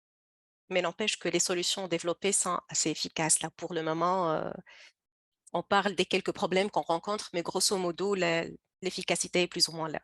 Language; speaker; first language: French; native; French